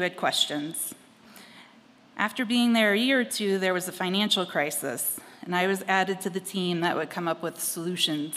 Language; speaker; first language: English; native; English